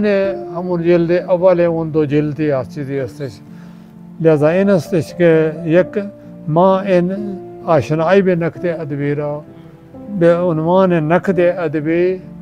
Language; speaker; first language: Persian; non-native, fluent; Urdu